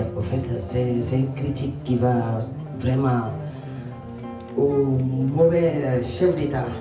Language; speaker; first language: French; non-native, local second language; Bambara